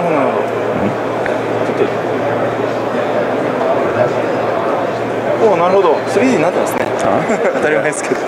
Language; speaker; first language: Japanese; native; Japanese